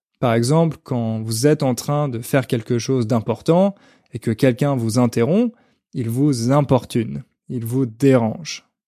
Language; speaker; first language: French; native; French